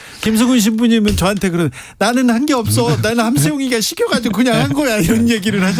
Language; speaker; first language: Korean; native; Korean